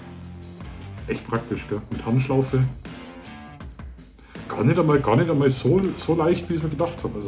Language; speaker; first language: German; native; German